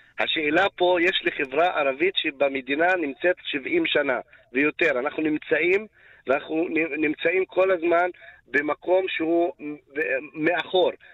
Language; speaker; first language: Hebrew; non-native, local second language; Arabic